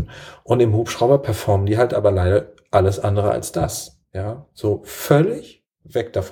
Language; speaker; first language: German; native; German